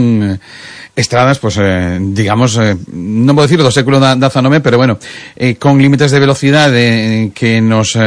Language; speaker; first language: Galician; non-native, local second language; Spanish